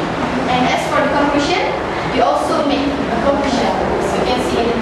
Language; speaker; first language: English; non-native, learner; Malay